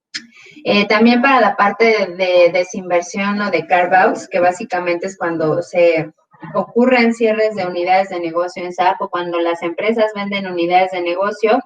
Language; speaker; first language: Spanish; native; Spanish